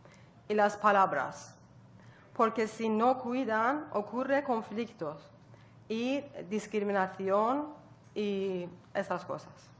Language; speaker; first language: Spanish; non-native, learner; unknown